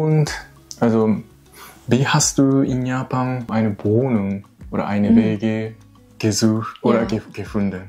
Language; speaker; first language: German; non-native, learner; Japanese